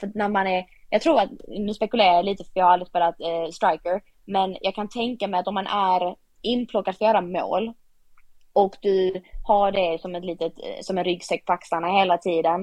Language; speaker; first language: Swedish; native; Swedish